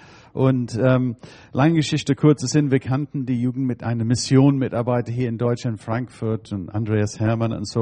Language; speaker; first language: German; non-native, fluent; English